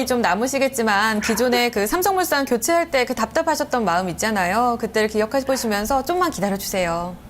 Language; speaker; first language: Korean; native; Korean